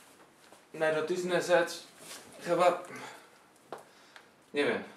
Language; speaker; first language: Polish; non-native, learner; Slovak